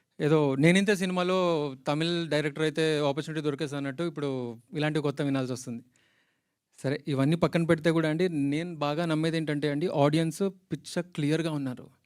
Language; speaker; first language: Telugu; native; Telugu